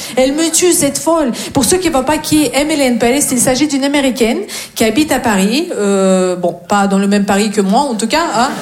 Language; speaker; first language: French; non-native, fluent; Russian